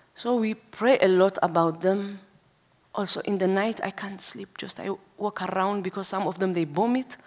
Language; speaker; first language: English; non-native, learner; Tigrinya